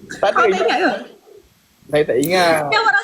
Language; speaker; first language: Malay; native; Malay